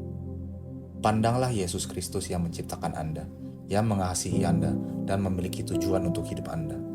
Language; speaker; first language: Indonesian; native; Indonesian